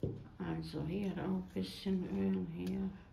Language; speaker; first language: German; non-native, fluent; Croatian